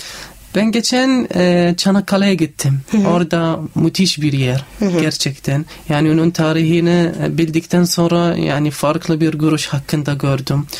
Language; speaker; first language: Turkish; non-native, learner; Arabic